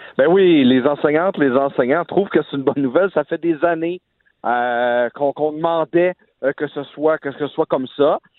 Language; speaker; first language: French; native; French